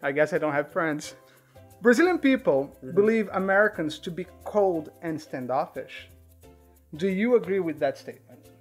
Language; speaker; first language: English; non-native, fluent; Portuguese